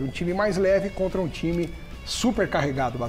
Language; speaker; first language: Portuguese; native; Portuguese